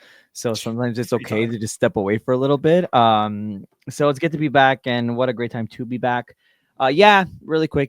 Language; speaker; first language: English; native; English